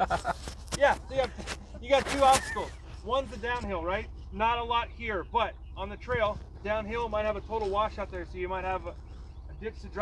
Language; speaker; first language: English; native; English